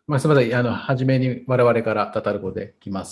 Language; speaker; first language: Japanese; non-native, fluent; Tatar